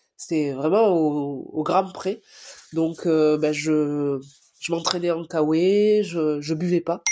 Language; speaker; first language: French; native; French